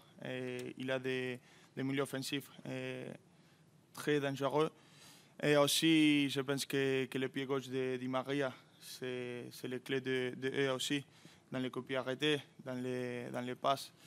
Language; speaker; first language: French; non-native, fluent; Spanish